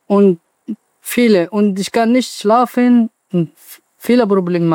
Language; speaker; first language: German; non-native, learner; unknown